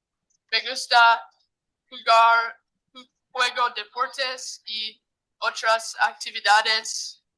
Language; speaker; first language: Spanish; non-native, learner; English